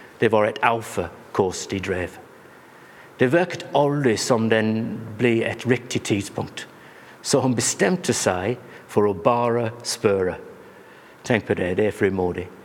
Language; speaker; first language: Norwegian; non-native, fluent; English